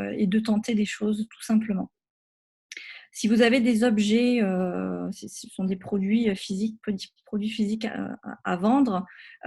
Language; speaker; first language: French; native; French